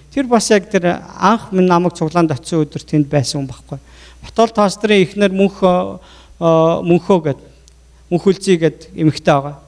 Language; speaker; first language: Mongolian; native; Mongolian